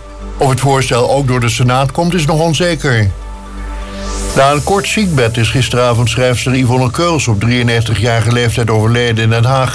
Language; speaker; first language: Dutch; native; Dutch